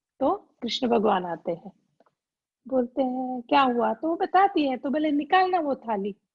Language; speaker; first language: Hindi; non-native, local second language; Gujarati